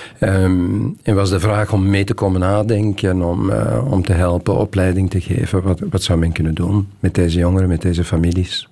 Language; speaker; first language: Dutch; native; Dutch